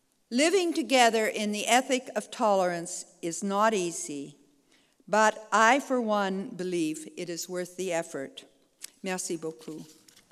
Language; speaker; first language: English; native; English